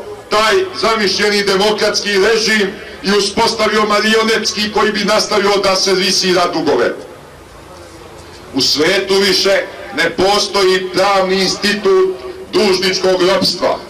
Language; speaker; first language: Bosnian; native; Bosnian